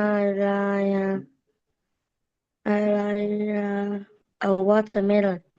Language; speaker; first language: English; non-native, learner; Vietnamese